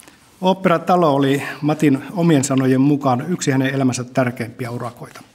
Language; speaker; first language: Finnish; native; Finnish